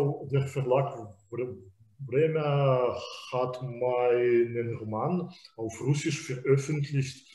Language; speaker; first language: German; non-native, fluent; Belarusian